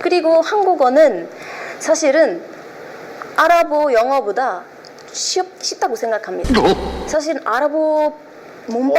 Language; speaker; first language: Korean; non-native, fluent; Arabic